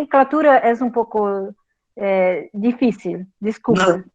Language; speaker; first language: Spanish; non-native, learner; Portuguese